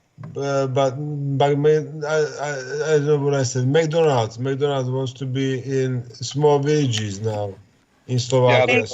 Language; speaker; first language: English; non-native, fluent; Slovak